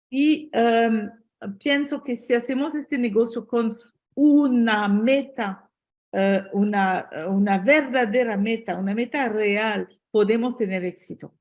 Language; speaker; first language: Spanish; non-native, fluent; French